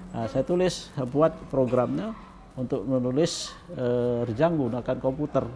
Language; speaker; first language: Indonesian; non-native, local second language; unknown